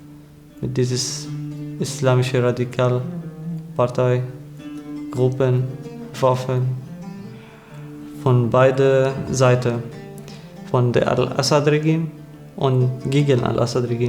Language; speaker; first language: German; non-native, learner; Arabic